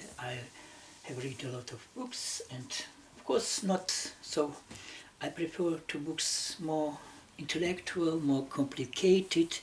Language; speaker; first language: English; non-native, learner; Russian